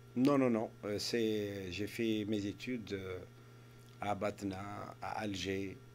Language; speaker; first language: French; non-native, local second language; Arabic